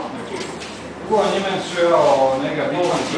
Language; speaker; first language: Chinese; non-native, learner; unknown